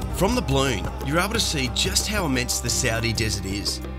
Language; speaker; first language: English; native; English